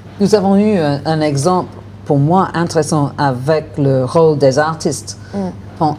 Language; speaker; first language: French; non-native, learner; English